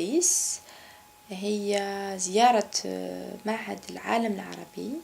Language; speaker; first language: Arabic; non-native, local second language; Kabyle